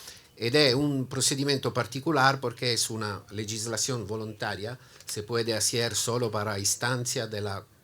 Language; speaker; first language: Spanish; non-native, learner; Italian